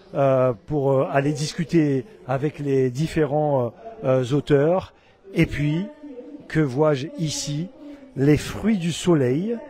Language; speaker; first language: French; native; French